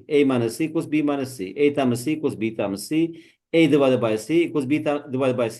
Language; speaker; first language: English; non-native, fluent; Uzbek